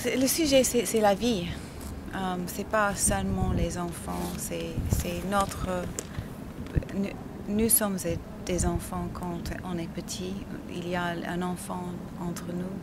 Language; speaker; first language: French; non-native, learner; English